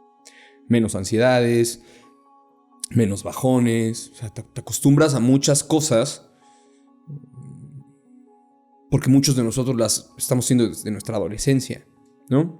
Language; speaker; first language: Spanish; native; Spanish